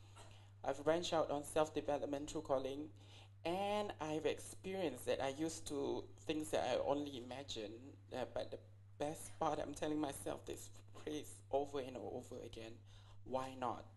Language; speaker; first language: English; non-native, local second language; Malay